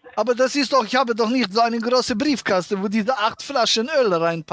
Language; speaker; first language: German; native; German